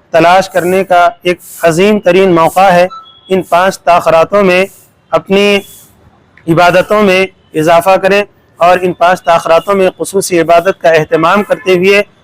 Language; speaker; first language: Urdu; native; Urdu